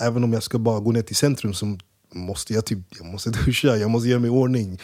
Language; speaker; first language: Swedish; early bilingual, other home language; English